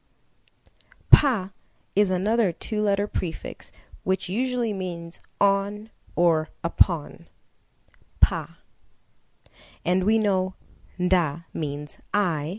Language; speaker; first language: English; non-native, local second language; Shona